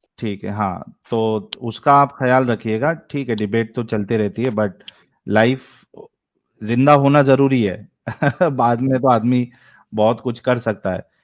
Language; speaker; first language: Hindi; native; Hindi